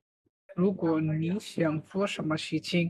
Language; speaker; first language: Chinese; non-native, learner; Bangla